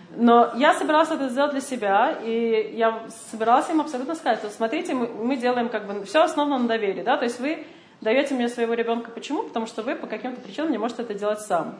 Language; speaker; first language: Russian; early bilingual, heritage; Russian